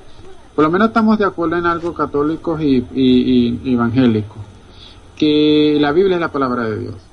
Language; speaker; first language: Spanish; native; Spanish